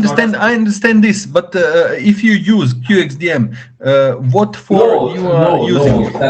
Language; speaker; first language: English; non-native, learner; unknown